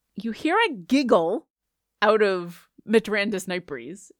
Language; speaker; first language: English; native; English